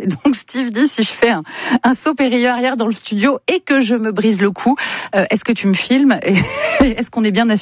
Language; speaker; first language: French; native; French